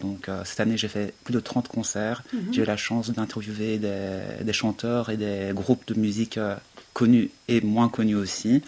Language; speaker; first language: French; early bilingual, other home language; Turkish